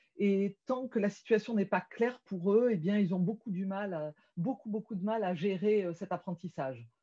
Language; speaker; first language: French; native; French